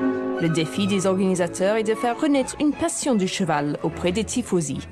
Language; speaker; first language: French; native; French